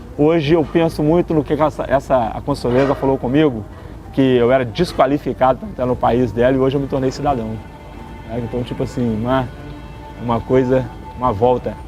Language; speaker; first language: Portuguese; native; Portuguese